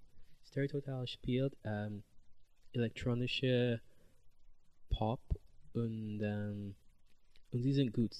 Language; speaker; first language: German; non-native, learner; English